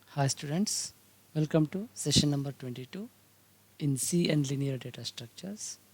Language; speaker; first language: English; non-native, local second language; Kannada